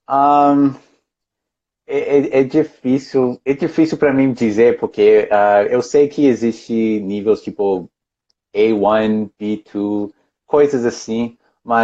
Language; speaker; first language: Portuguese; non-native, fluent; English